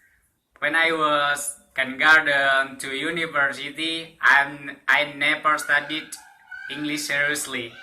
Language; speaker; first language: English; non-native, learner; Indonesian